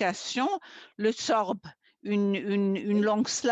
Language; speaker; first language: French; non-native, fluent; German